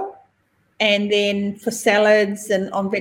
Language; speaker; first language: English; native; English